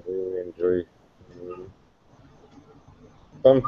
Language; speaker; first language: English; non-native, learner; Russian